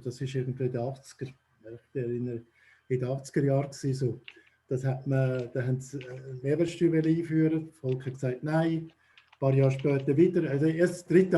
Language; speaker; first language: German; native; German